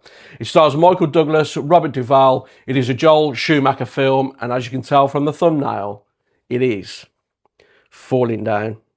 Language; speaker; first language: English; native; English